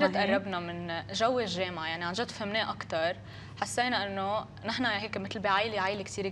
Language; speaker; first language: Arabic; native; Arabic